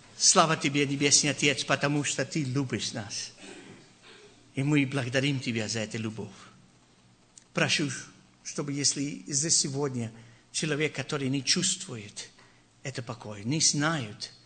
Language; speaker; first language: Russian; non-native, learner; Spanish